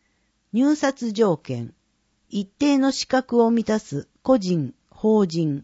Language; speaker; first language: Japanese; native; Japanese